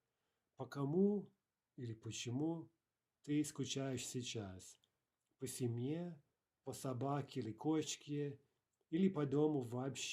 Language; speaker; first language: Russian; non-native, fluent; English